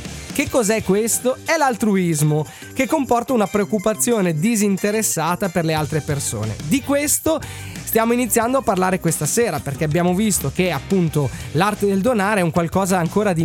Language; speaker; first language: Italian; native; Italian